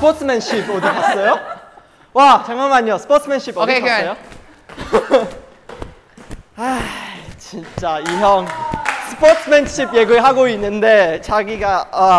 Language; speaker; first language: Korean; non-native, fluent; Chinese